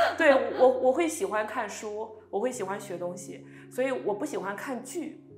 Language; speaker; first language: Chinese; early bilingual, heritage; Chinese